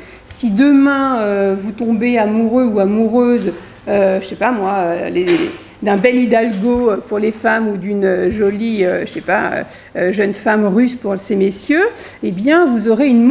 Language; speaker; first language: French; native; French